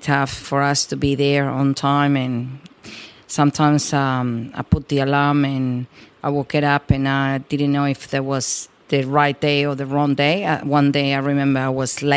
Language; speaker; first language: English; non-native, fluent; Spanish